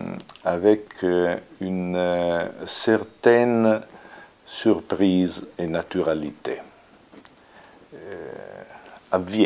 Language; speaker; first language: French; non-native, fluent; Italian